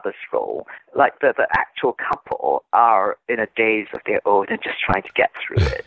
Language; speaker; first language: English; native; English